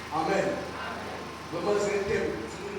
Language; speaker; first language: French; non-native, local second language; Lingala